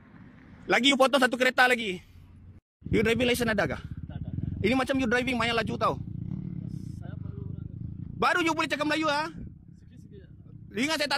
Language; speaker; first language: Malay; non-native, local second language; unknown